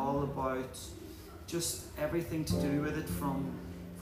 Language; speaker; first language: English; native; English